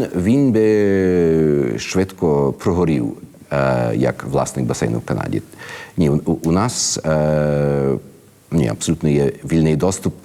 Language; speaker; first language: Ukrainian; early bilingual, heritage; Ukrainian